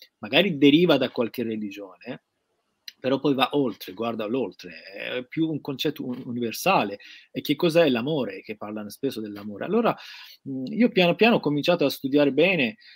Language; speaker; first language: Italian; non-native, fluent; Persian